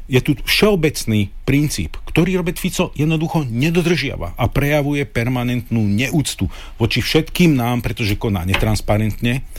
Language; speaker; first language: Slovak; native; Slovak